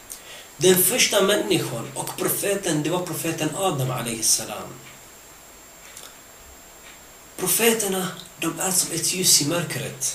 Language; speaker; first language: Swedish; early bilingual, other home language; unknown